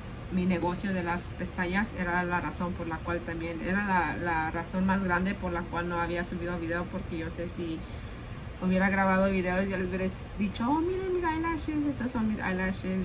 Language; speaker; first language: Spanish; early bilingual, heritage; Spanish